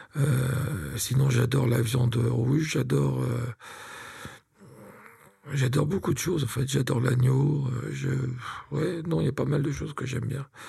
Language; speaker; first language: French; native; French